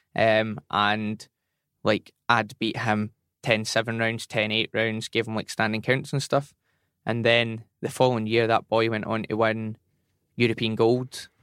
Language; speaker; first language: English; native; English